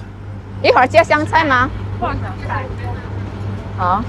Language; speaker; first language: Chinese; non-native, fluent; Indonesian